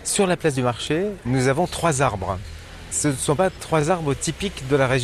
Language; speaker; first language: French; native; French